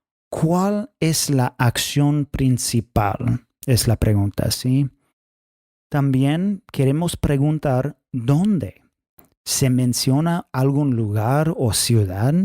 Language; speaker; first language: Spanish; non-native, fluent; English